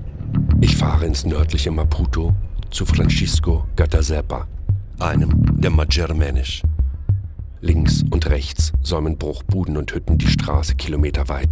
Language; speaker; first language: German; native; German